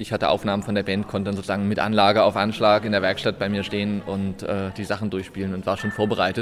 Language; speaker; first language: German; native; German